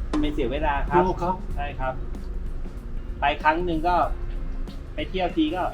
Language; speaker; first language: Thai; native; Thai